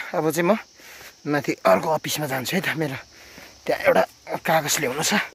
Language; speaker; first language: Hindi; non-native, learner; Nepali